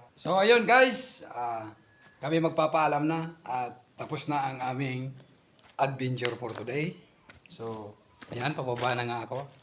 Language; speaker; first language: Filipino; non-native, local second language; Bikol